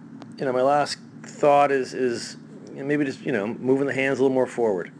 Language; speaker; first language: English; native; English